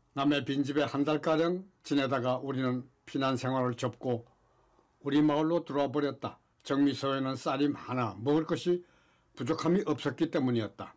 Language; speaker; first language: Korean; native; Korean